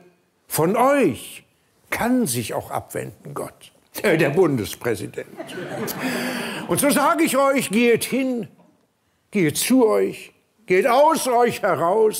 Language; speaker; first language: German; native; German